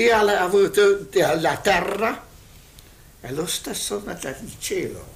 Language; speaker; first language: Italian; non-native, learner; Hungarian